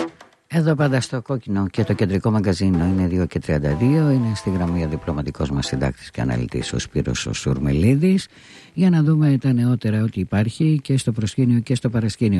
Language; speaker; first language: Greek; native; Greek